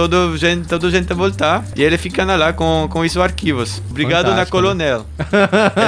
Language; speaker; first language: Portuguese; non-native, learner; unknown